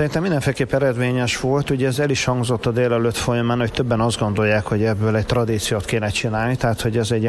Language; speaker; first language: Hungarian; native; Hungarian